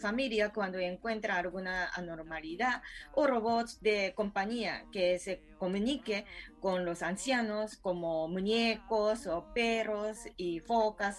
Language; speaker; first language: Spanish; non-native, fluent; Japanese